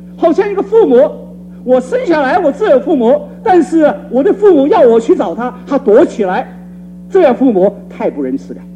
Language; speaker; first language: Chinese; non-native, local second language; Cantonese